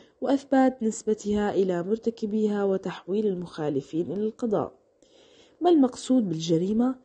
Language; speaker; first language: Arabic; native; Arabic